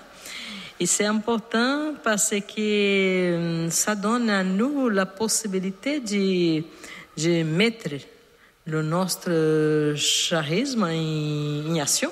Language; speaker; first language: French; non-native, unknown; Portuguese